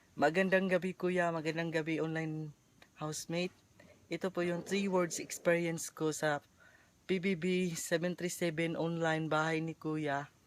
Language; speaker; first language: Filipino; non-native, local second language; Cebuano